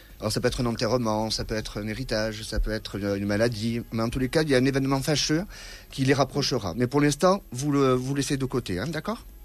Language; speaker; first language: French; native; French